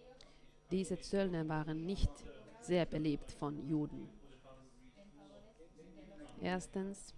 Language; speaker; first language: German; non-native, fluent; Finnish